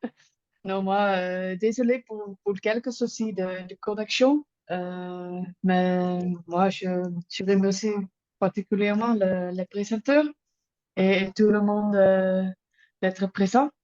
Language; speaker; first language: French; non-native, learner; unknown